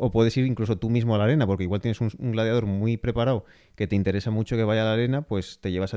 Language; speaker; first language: Spanish; native; Spanish